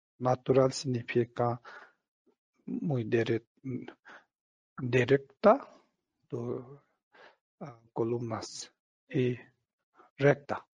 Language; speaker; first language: Spanish; non-native, learner; Tibetan